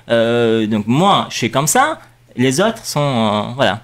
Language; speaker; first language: French; non-native, fluent; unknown